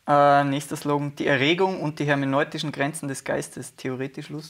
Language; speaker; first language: German; native; German